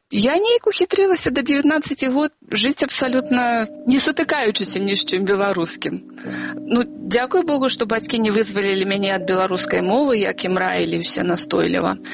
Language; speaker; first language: Belarusian; non-native, local second language; Russian